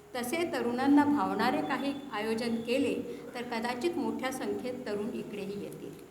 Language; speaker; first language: Marathi; early bilingual, heritage; Marathi